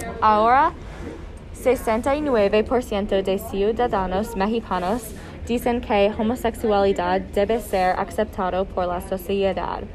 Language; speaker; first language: Spanish; non-native, learner; English